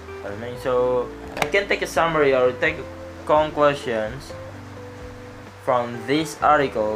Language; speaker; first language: English; non-native, learner; Indonesian